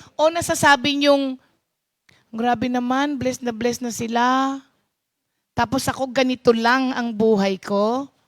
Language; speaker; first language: Filipino; non-native, local second language; Pampanga